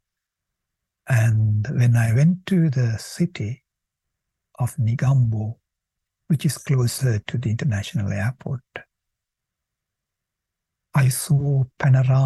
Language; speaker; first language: English; non-native, local second language; Sinhala